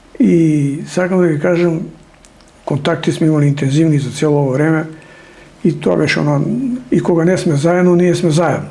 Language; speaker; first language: Macedonian; non-native, local second language; Serbian